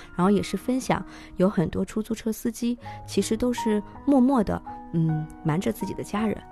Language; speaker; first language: Chinese; native; Chinese